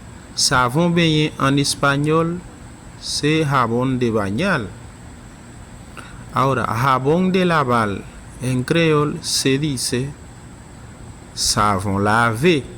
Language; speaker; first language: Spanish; non-native, fluent; Haitian Creole